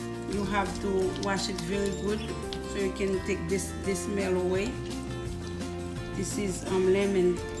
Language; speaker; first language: English; non-native, fluent; Haitian Creole